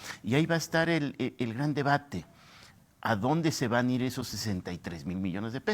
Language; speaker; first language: Spanish; native; Spanish